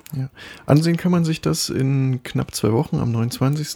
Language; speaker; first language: German; native; German